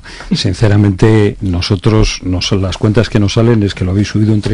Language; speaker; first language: Spanish; native; Spanish